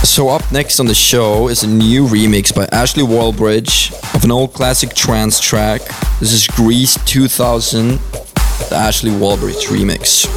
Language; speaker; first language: English; non-native, fluent; Swedish